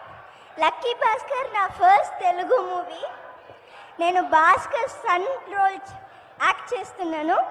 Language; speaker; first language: Telugu; non-native, learner; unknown